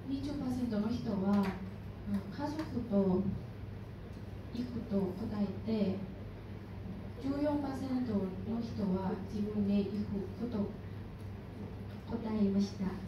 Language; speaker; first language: Japanese; non-native, learner; Thai